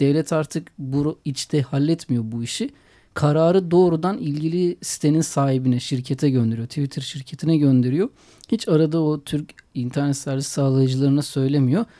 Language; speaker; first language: Turkish; native; Turkish